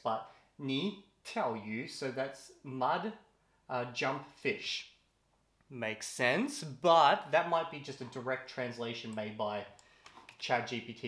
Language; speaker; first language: English; native; English